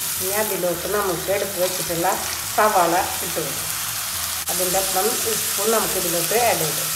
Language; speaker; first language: Malayalam; native; Malayalam